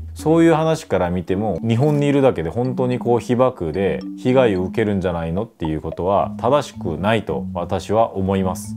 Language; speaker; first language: Japanese; non-native, fluent; Korean